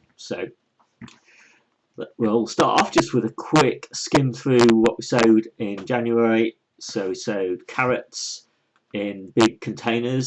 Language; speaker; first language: English; native; English